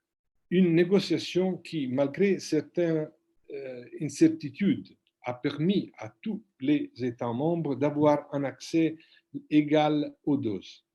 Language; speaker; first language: French; non-native, fluent; Italian